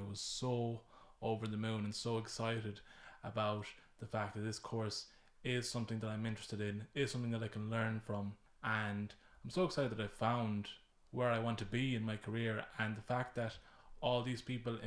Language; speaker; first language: English; native; English